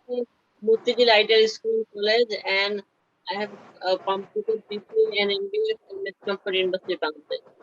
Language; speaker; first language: English; non-native, learner; Bangla